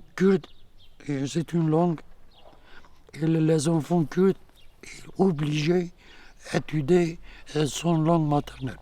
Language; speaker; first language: French; non-native, learner; Kurdish